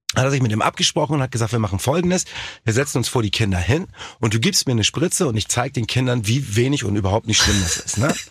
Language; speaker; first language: German; native; German